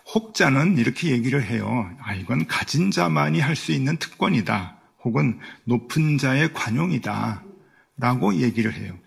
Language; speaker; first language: Korean; native; Korean